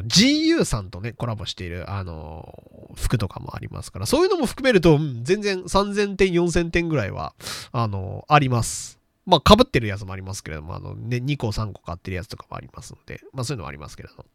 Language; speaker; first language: Japanese; native; Japanese